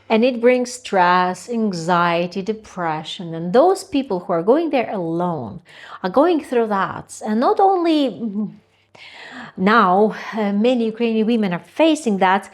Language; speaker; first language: English; non-native, fluent; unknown